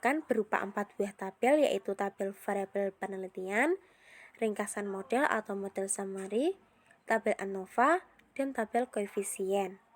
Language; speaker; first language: Indonesian; native; Indonesian